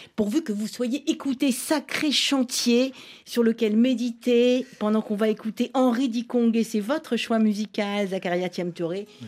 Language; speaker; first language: French; native; French